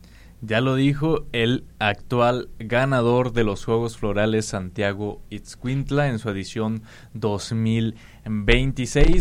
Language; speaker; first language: Spanish; native; Spanish